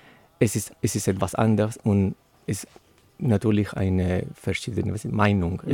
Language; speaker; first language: German; non-native, learner; Spanish